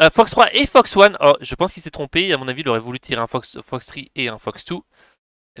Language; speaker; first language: French; native; French